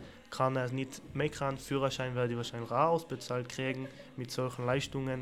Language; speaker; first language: German; early bilingual, other home language; Turkish